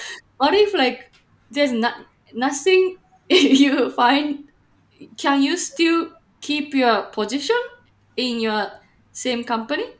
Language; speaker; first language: English; non-native, fluent; Japanese